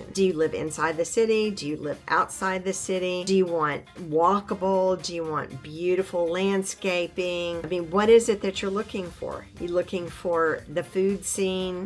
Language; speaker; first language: English; native; English